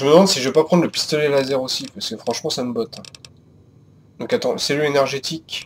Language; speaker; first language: French; native; French